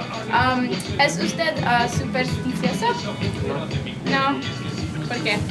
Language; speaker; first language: Spanish; non-native, learner; English